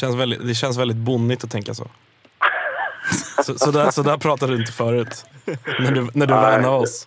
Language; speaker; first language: Swedish; native; Swedish